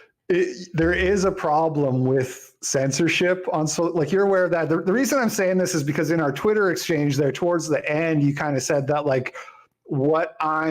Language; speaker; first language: English; native; English